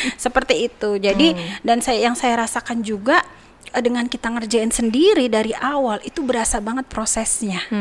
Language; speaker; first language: Indonesian; native; Indonesian